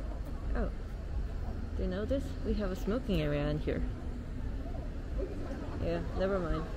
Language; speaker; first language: English; non-native, fluent; Korean